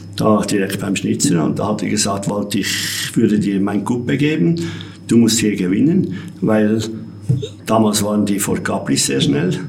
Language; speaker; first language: German; native; German